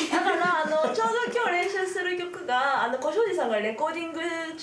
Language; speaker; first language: Japanese; native; Japanese